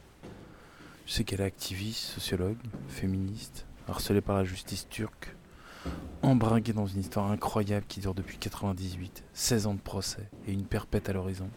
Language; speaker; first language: French; native; French